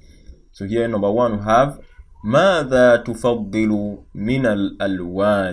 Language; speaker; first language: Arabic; non-native, fluent; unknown